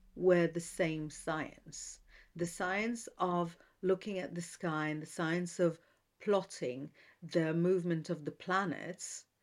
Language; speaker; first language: English; non-native, fluent; Hebrew